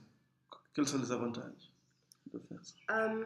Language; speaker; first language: French; non-native, fluent; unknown